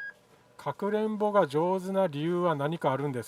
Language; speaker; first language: Japanese; native; Japanese